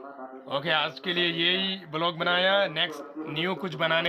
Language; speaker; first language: Hindi; non-native, fluent; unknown